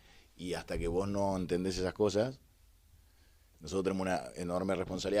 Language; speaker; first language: Spanish; native; Spanish